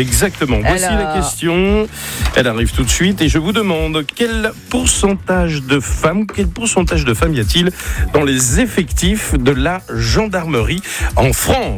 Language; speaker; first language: French; native; French